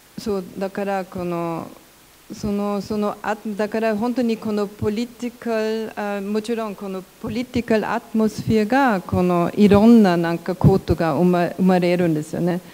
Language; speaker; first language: Japanese; non-native, learner; German